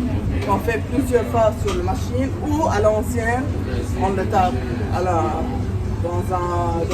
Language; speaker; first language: French; non-native, local second language; Arabic